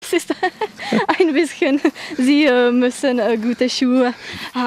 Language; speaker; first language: German; non-native, learner; Czech